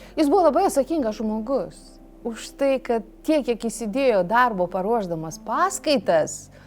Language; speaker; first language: Lithuanian; native; Lithuanian